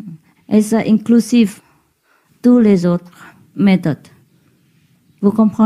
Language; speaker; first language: French; non-native, learner; Vietnamese